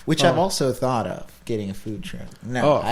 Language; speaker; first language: English; native; English